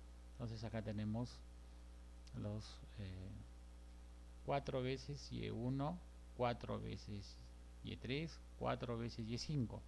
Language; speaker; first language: Spanish; native; Spanish